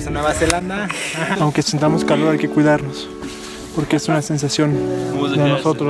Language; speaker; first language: Spanish; native; Spanish